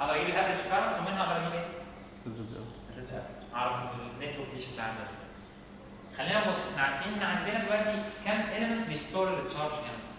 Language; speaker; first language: Arabic; native; Arabic